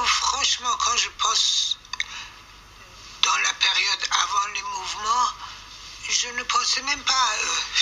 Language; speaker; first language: French; non-native, fluent; Persian